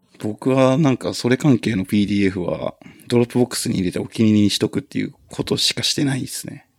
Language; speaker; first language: Japanese; native; Japanese